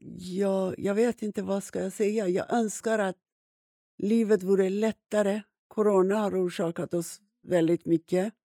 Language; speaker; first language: Swedish; non-native, fluent; Persian